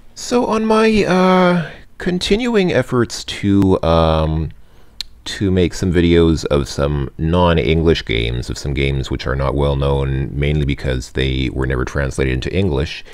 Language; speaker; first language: English; native; English